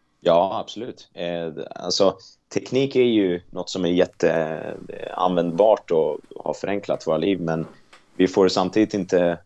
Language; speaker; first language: Swedish; native; Swedish